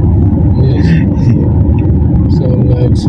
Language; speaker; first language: English; non-native, learner; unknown